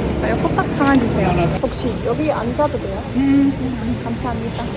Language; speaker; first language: Korean; non-native, fluent; Danish